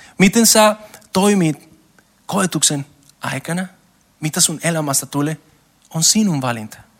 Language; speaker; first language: Finnish; non-native, learner; Spanish